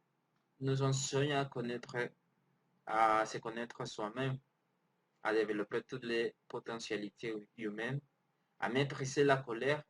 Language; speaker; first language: French; non-native, learner; Spanish